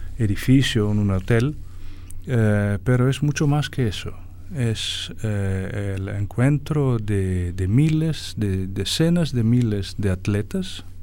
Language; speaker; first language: Spanish; non-native, fluent; Greek